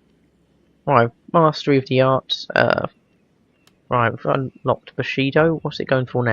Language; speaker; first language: English; native; English